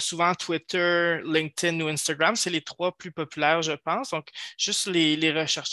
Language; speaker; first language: French; native; French